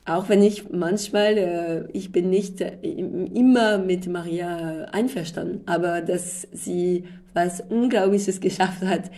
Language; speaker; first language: German; non-native, fluent; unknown